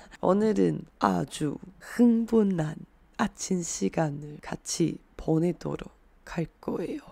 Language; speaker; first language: Korean; non-native, fluent; Chinese